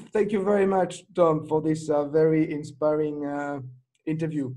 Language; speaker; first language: English; non-native, fluent; French